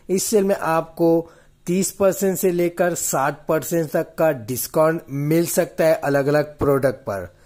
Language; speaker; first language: Hindi; native; Hindi